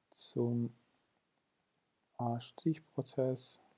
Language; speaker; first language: German; non-native, fluent; Spanish